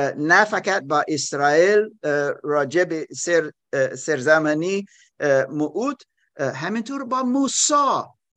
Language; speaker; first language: Persian; non-native, learner; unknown